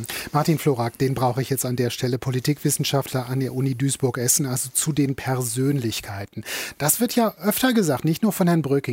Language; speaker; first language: German; native; German